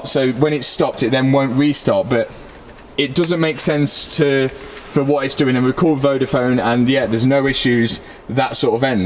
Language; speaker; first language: English; native; English